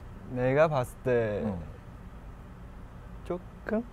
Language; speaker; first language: Korean; non-native, learner; Chinese